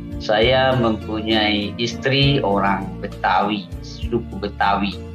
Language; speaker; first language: Indonesian; non-native, local second language; Achinese